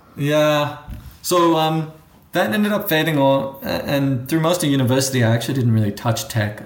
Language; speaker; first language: English; native; English